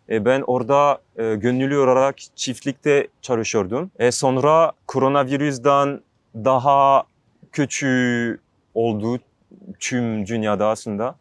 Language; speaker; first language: Turkish; non-native, learner; French